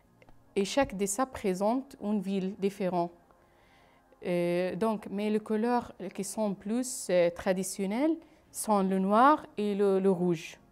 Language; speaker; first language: French; non-native, fluent; Arabic